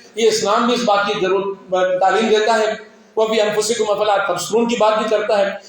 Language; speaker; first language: Urdu; non-native, local second language; Sindhi